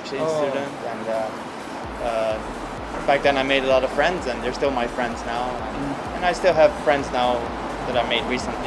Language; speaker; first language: English; non-native, fluent; Dutch